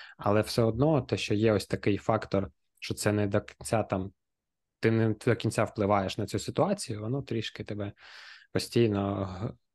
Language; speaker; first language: Ukrainian; non-native, local second language; Russian